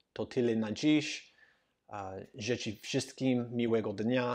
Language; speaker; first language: Polish; non-native, learner; English